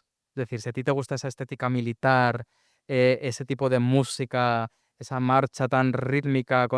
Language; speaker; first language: Spanish; native; Spanish